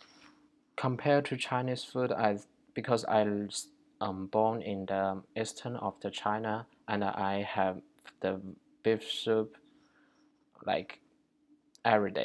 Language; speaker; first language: English; non-native, learner; Chinese